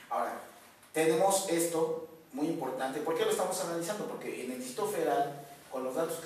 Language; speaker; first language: Spanish; native; Spanish